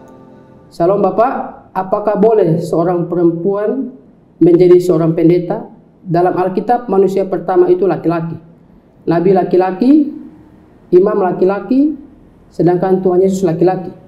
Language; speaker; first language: Indonesian; native; Indonesian